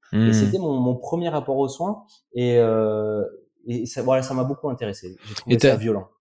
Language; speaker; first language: French; native; French